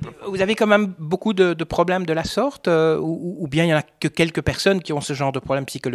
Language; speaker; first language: French; native; French